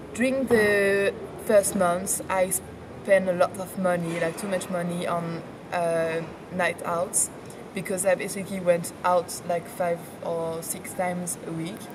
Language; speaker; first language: English; non-native, fluent; French